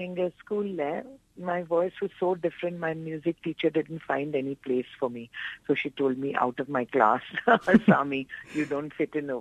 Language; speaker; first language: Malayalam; non-native, local second language; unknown